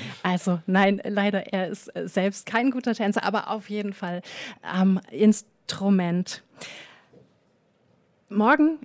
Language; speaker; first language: German; native; German